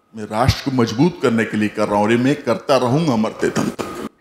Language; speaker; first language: Hindi; native; Hindi